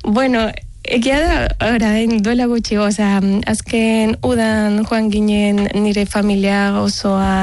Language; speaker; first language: Basque; non-native, learner; Spanish